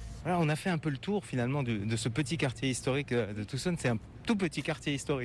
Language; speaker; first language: French; native; French